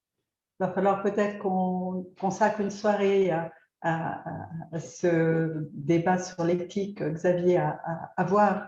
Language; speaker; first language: French; native; French